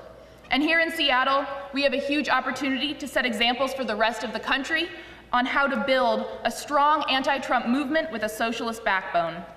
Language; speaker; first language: English; native; English